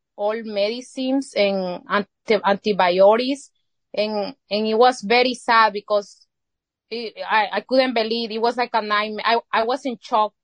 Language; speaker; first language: English; non-native, fluent; Spanish